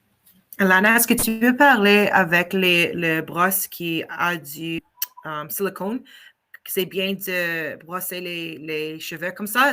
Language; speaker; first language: French; non-native, fluent; English